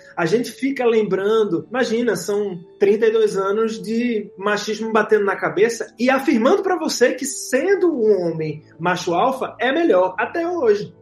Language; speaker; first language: Portuguese; native; Portuguese